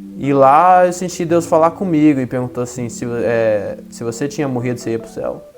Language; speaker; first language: Portuguese; early bilingual, heritage; Portuguese